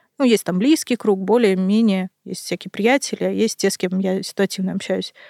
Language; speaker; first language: Russian; native; Russian